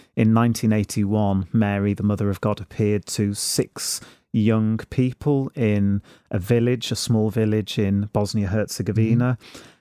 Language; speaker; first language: English; native; English